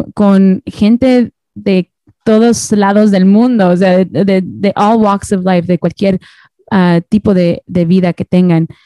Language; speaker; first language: Spanish; native; Spanish